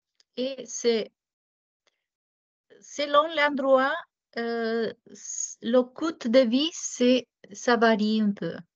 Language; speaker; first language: French; non-native, fluent; Japanese